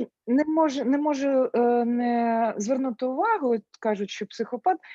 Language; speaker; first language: Ukrainian; non-native, local second language; Russian